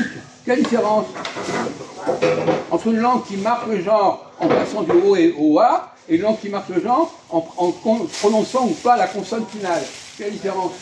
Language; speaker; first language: French; native; French